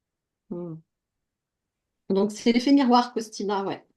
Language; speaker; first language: French; native; French